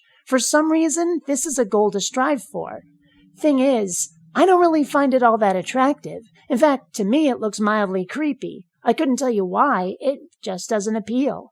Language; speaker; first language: English; native; English